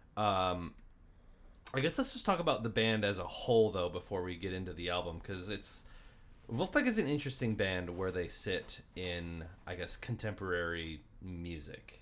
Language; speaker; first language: English; native; English